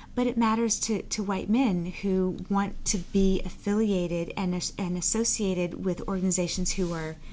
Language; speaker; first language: English; native; English